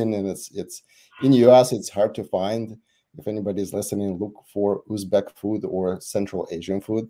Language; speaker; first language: English; non-native, fluent; Russian